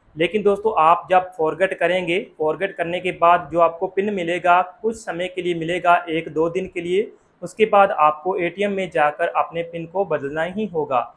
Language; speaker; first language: Hindi; non-native, local second language; Punjabi